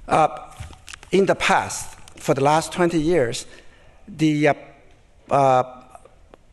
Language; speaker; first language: English; non-native, fluent; Chinese